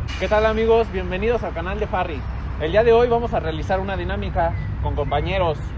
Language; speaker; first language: Spanish; native; Spanish